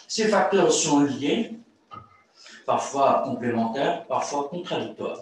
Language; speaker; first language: French; non-native, fluent; Chinese